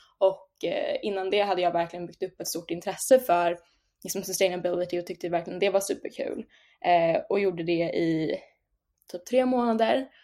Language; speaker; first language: Swedish; native; Swedish